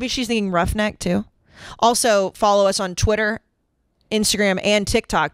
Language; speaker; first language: English; native; English